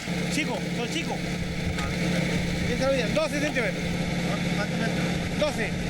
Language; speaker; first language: Spanish; native; Spanish